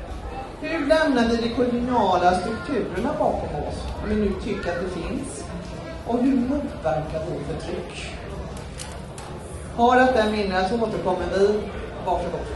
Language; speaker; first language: Swedish; native; Swedish